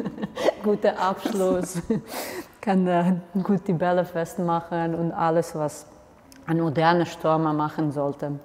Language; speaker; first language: German; non-native, fluent; Serbian